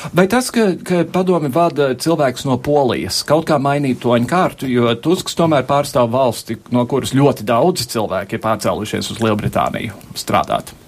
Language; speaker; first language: Latvian; early bilingual, heritage; Latvian